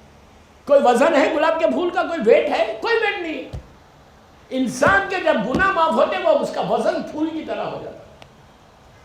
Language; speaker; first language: Urdu; native; Urdu